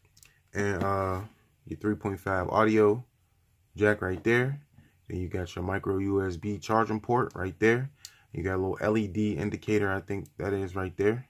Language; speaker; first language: English; native; English